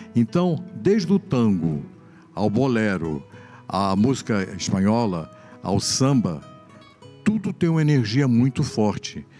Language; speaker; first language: Portuguese; early bilingual, other home language; Spanish